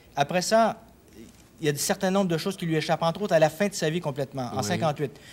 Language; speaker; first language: French; native; French